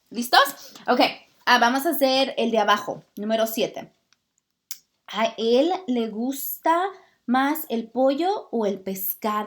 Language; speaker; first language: Spanish; early bilingual, heritage; Spanish